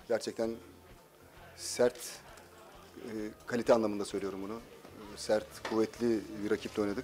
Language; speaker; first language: Turkish; native; Turkish